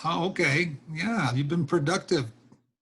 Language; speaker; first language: English; native; English